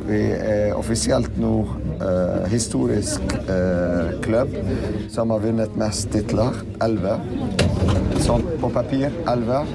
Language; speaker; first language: Norwegian; non-native, fluent; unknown